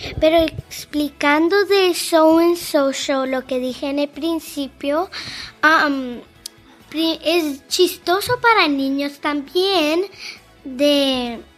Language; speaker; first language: Spanish; early bilingual, heritage; Spanish